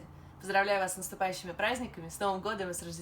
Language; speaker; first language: Russian; native; Russian